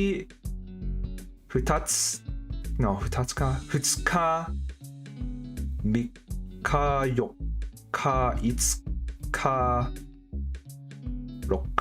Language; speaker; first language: Japanese; non-native, learner; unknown